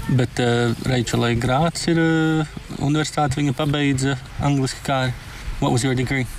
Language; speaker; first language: Latvian; native; Latvian